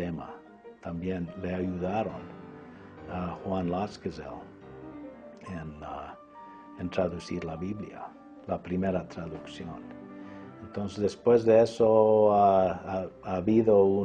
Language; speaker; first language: Spanish; early bilingual, other home language; English